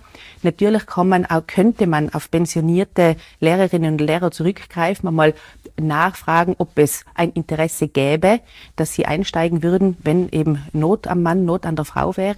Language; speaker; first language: German; native; German